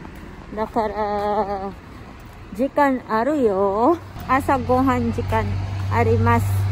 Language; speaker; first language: Japanese; non-native, learner; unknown